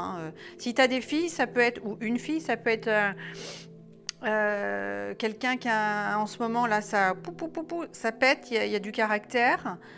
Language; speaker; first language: French; native; French